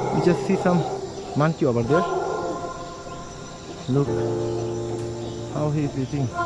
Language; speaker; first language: English; non-native, local second language; Bangla